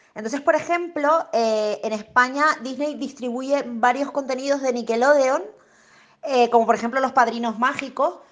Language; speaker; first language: Spanish; native; Spanish